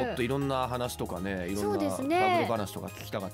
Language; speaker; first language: Japanese; native; Japanese